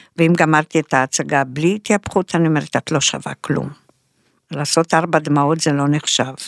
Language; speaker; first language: Hebrew; non-native, fluent; Spanish